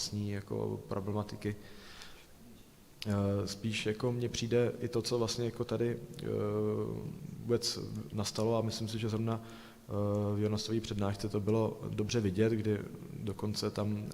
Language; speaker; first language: Czech; native; Czech